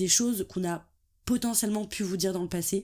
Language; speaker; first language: French; native; French